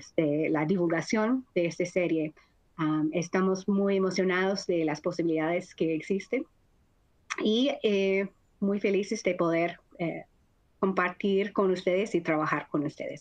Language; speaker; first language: Spanish; non-native, fluent; English